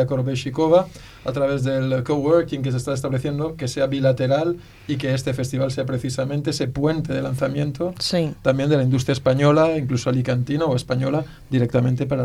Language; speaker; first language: Spanish; native; Spanish